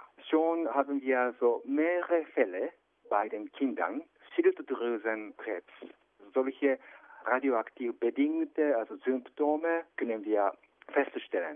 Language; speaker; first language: German; non-native, fluent; Japanese